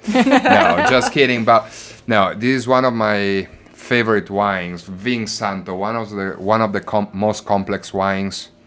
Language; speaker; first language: English; non-native, fluent; Italian